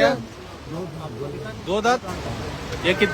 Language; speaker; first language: Hindi; non-native, learner; Bangla